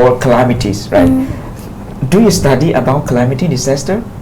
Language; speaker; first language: English; non-native, fluent; Pattani Malay